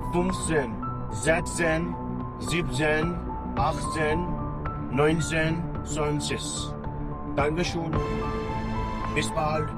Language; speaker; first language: German; non-native, learner; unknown